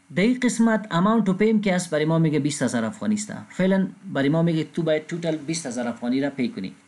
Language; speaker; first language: Persian; non-native, local second language; Pashto